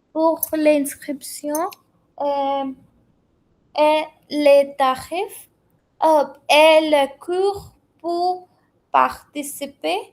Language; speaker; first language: French; non-native, learner; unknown